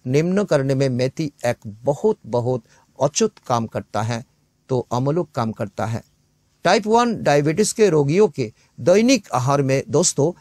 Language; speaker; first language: Hindi; non-native, local second language; Bangla